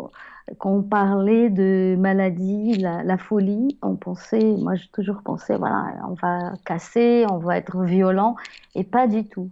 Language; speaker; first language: French; non-native, fluent; Portuguese